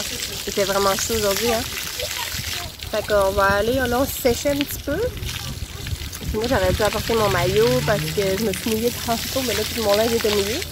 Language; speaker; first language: French; native; French